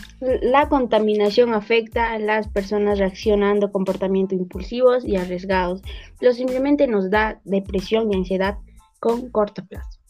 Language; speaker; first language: Spanish; native; Spanish